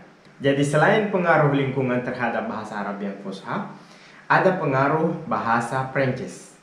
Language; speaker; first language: Indonesian; non-native, fluent; Arabic